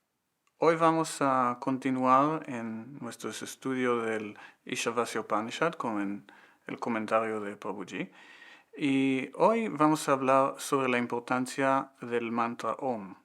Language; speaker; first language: Spanish; non-native, fluent; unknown